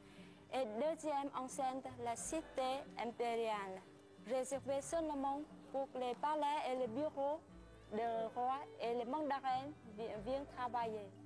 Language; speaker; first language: French; non-native, fluent; Vietnamese